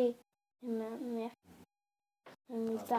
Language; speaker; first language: French; native; French